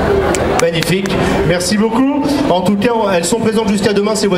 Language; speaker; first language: French; native; French